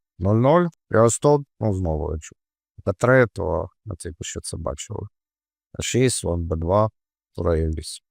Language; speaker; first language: Ukrainian; non-native, local second language; Russian